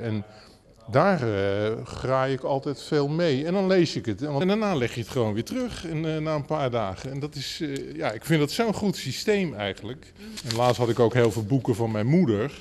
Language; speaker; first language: Dutch; native; Dutch